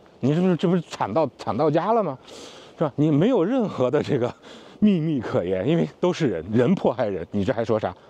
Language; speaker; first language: Chinese; native; Chinese